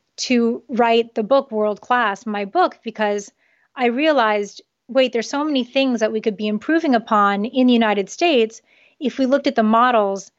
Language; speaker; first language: English; early bilingual, other home language; Japanese